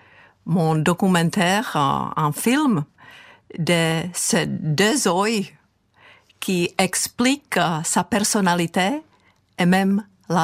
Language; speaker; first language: French; non-native, fluent; Czech